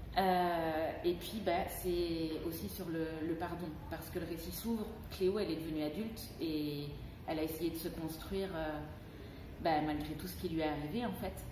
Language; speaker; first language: French; native; French